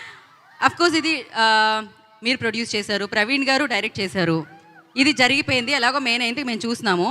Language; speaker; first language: Telugu; native; Telugu